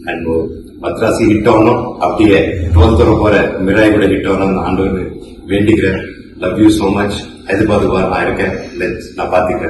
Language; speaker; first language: Tamil; non-native, local second language; Telugu